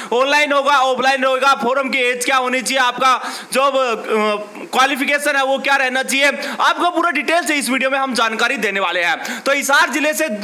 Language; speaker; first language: Hindi; native; Hindi